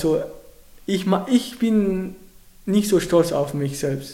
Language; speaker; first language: German; non-native, learner; Arabic